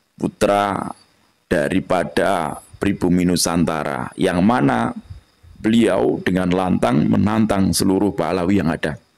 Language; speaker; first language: Indonesian; non-native, local second language; Javanese